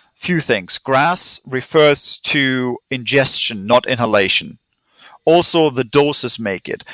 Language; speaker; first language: English; non-native, fluent; German